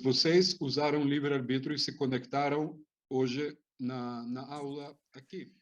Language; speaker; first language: Portuguese; non-native, fluent; Hebrew